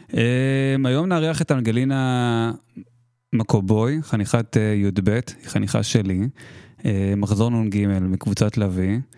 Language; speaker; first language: Hebrew; native; Hebrew